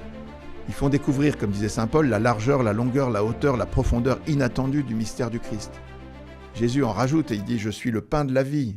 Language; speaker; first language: French; native; French